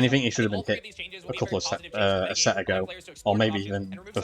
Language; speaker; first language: English; native; English